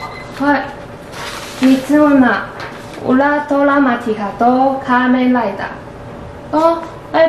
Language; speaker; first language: Japanese; non-native, learner; Chinese